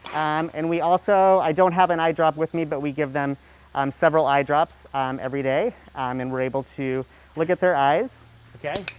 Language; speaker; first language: English; native; English